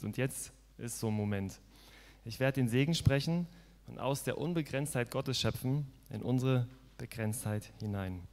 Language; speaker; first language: German; native; German